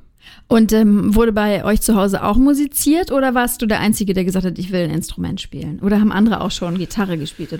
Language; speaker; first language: German; native; German